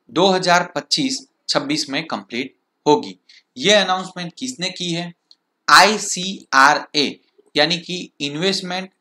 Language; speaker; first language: Hindi; non-native, local second language; Gujarati